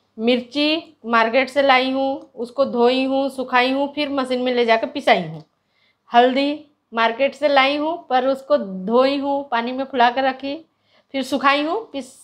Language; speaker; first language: Hindi; native; Hindi